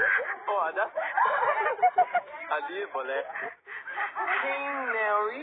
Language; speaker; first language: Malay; non-native, learner; Korean